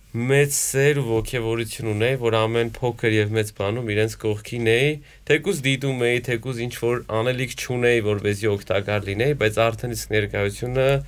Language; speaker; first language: Armenian; native; Armenian